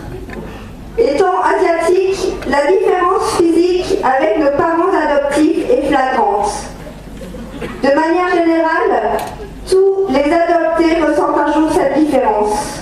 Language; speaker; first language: French; native; French